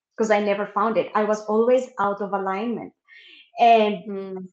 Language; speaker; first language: English; non-native, local second language; Filipino